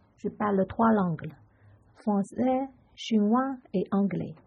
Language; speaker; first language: French; non-native, learner; Chinese